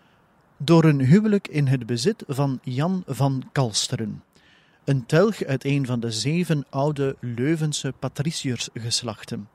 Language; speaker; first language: Dutch; native; Dutch